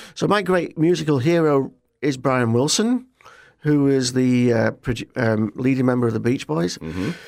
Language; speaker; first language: English; native; English